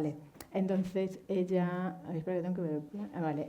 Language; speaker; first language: Spanish; native; Spanish